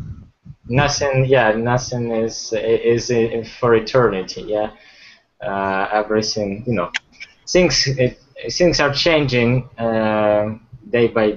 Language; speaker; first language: English; non-native, fluent; Ukrainian